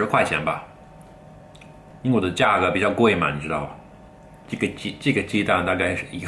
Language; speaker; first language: Chinese; non-native, fluent; English